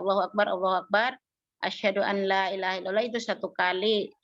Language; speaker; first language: Indonesian; native; Indonesian